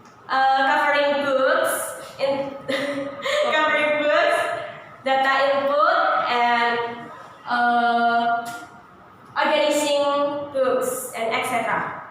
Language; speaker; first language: English; non-native, learner; Indonesian